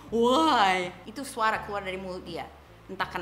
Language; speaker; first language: Indonesian; non-native, fluent; English